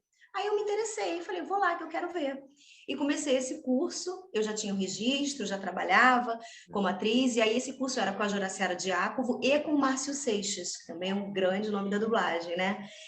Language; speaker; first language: Portuguese; native; Portuguese